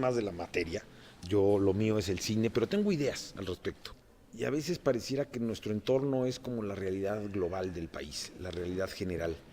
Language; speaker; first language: Spanish; native; Spanish